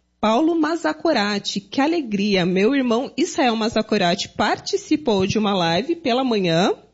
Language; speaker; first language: Portuguese; native; Portuguese